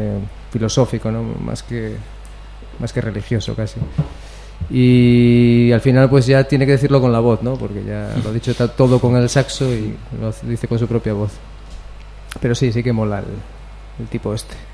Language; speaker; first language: Spanish; native; Spanish